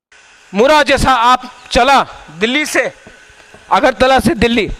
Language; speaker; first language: Hindi; non-native, local second language; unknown